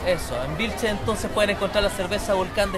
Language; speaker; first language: Spanish; native; Spanish